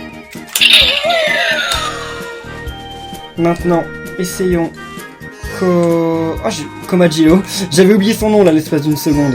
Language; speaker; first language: French; native; French